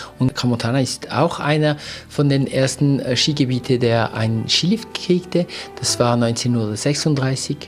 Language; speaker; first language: German; non-native, local second language; French